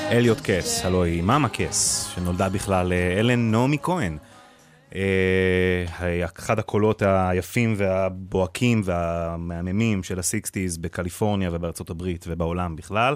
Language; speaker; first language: Hebrew; native; Hebrew